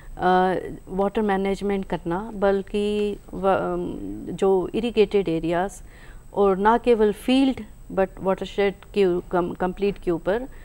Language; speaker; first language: Hindi; native; Hindi